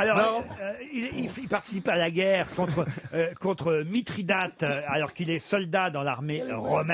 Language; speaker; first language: French; native; French